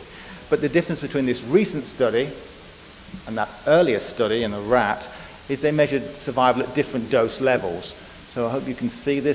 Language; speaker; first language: English; native; English